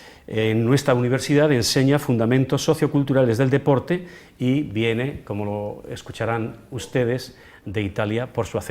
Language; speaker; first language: Spanish; native; Spanish